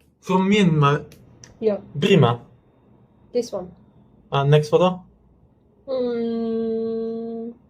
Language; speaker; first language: English; non-native, learner; Polish